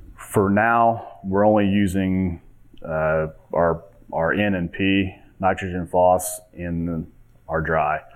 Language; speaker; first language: English; native; English